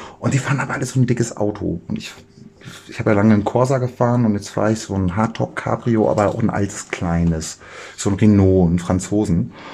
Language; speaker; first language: German; native; German